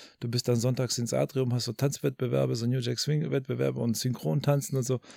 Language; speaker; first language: German; early bilingual, other home language; Albanian